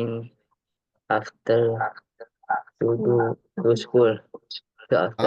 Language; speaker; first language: English; non-native, learner; Indonesian